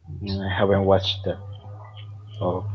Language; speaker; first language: English; non-native, learner; Spanish